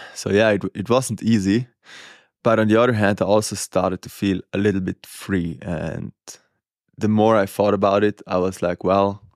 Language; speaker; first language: English; non-native, fluent; Italian